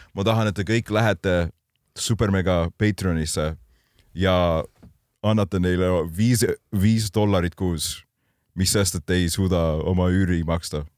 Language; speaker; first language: Estonian; early bilingual, heritage; Estonian